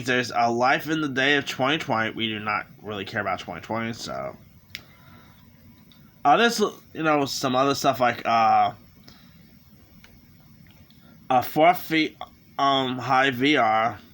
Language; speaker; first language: English; native; English